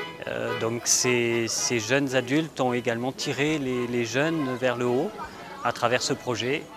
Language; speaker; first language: French; native; French